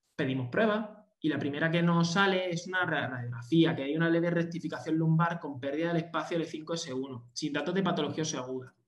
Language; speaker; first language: Spanish; native; Spanish